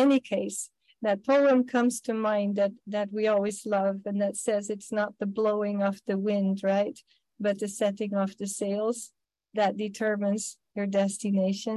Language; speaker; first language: English; non-native, fluent; Dutch